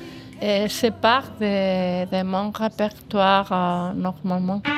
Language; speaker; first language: French; non-native, fluent; Spanish